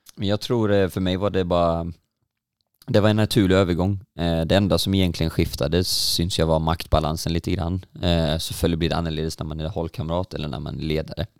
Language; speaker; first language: Swedish; native; Swedish